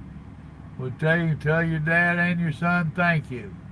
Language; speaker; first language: English; native; English